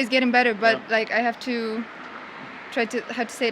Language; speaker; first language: English; non-native, fluent; Polish